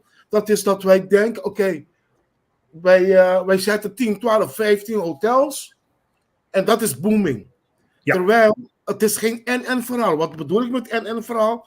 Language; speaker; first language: Dutch; non-native, local second language; Papiamento